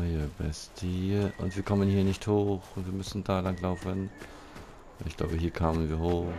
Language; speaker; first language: German; native; German